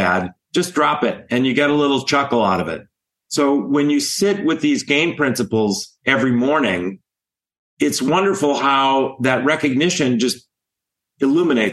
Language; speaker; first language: English; native; English